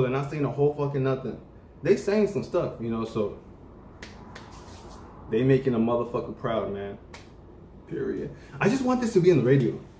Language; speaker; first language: English; early bilingual, other home language; Spanish